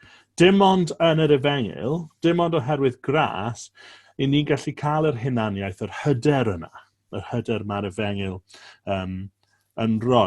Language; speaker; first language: Welsh; native; Welsh